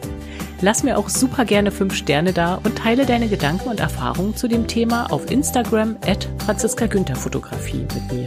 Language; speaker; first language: German; native; German